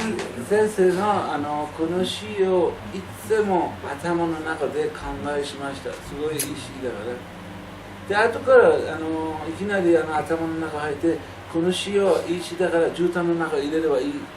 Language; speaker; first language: Japanese; non-native, learner; Persian